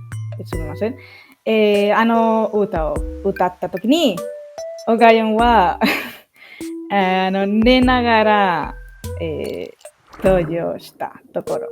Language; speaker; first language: Japanese; non-native, fluent; English